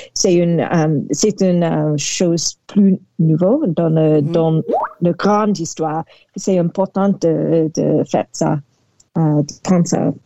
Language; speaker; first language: French; non-native, learner; English